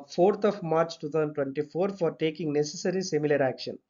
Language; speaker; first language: English; non-native, local second language; Telugu